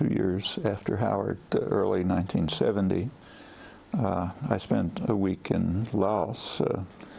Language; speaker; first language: English; native; English